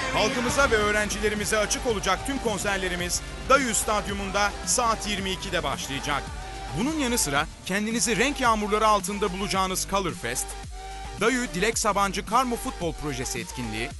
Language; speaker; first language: Turkish; native; Turkish